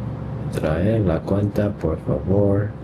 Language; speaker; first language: Spanish; non-native, learner; English